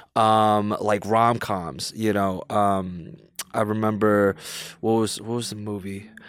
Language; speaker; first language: English; early bilingual, other home language; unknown